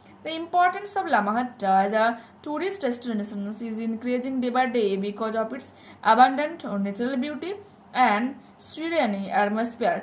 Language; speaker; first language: English; non-native, local second language; Bangla